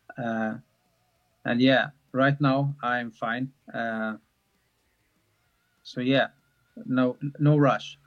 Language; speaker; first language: English; non-native, fluent; Swedish